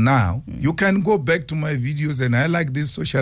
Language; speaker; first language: English; non-native, local second language; Northern Sotho